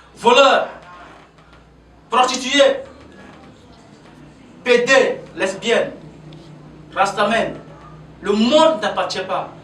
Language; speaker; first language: French; non-native, local second language; Ewe